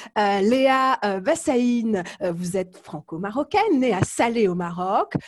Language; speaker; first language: French; native; French